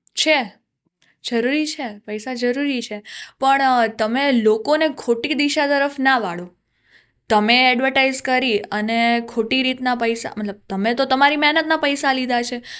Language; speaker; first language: Gujarati; native; Gujarati